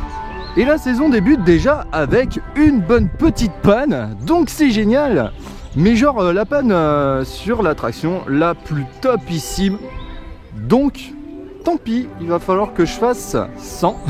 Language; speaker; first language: French; native; French